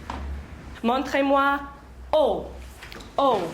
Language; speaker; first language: French; non-native, fluent; English